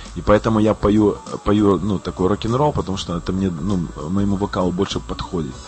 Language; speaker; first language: Russian; native; Russian